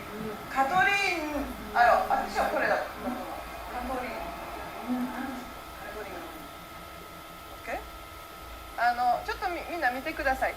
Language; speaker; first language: Japanese; early bilingual, heritage; Japanese